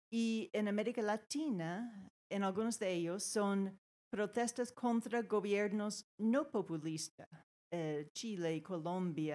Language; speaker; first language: Spanish; non-native, fluent; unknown